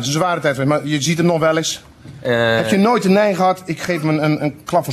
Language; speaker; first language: Dutch; native; Dutch